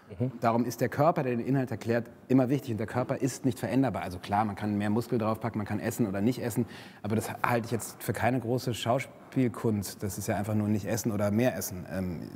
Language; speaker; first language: German; native; German